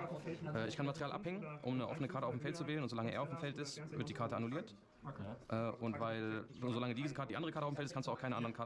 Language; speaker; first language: German; native; German